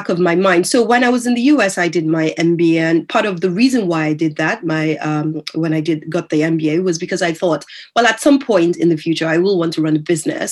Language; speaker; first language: English; non-native, local second language; Yoruba